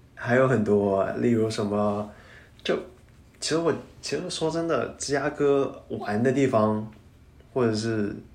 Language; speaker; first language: Chinese; non-native, local second language; Cantonese